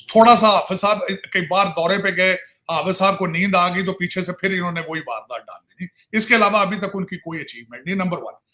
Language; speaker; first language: Urdu; non-native, local second language; Punjabi